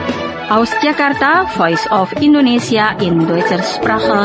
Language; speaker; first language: German; non-native, fluent; Indonesian